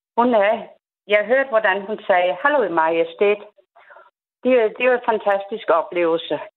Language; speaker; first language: Danish; non-native, fluent; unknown